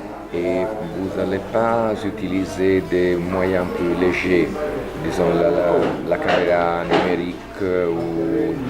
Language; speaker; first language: French; non-native, fluent; Italian